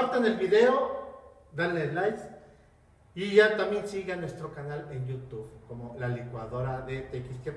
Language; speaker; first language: Spanish; native; Spanish